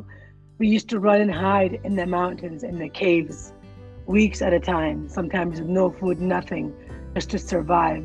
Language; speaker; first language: English; non-native, fluent; Arabic